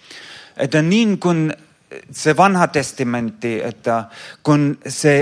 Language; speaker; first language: Finnish; non-native, fluent; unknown